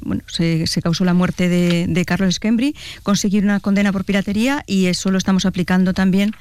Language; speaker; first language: Spanish; native; Spanish